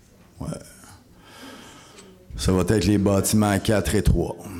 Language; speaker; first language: French; native; French